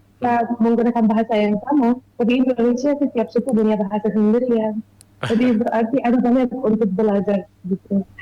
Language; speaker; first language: Indonesian; non-native, fluent; Arabic